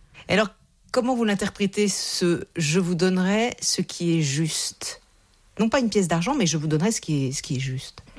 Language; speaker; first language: French; native; French